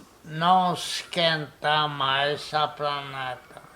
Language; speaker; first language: Portuguese; non-native, fluent; Polish